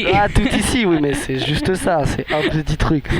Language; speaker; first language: French; native; French